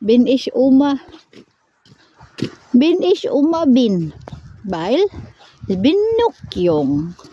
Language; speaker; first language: German; non-native, learner; Cebuano